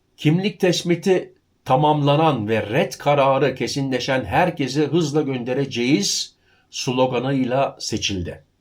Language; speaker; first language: Turkish; early bilingual, heritage; Turkish